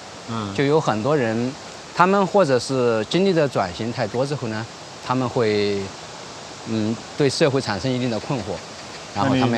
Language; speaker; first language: Chinese; native; Chinese